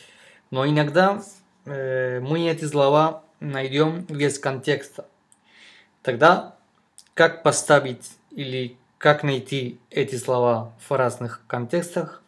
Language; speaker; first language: Russian; non-native, fluent; Spanish